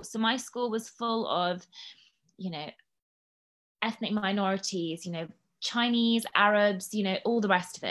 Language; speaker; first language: English; native; English